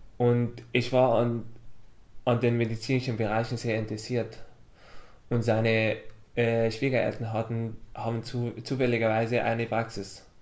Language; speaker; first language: German; non-native, fluent; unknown